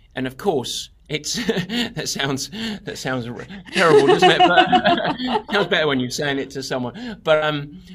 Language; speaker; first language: English; native; English